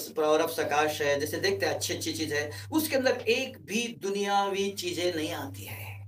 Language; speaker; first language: Hindi; native; Hindi